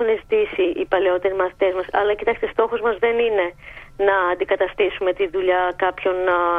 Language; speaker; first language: Greek; native; Greek